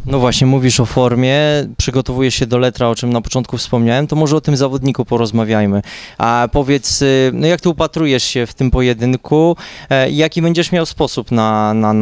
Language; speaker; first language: Polish; native; Polish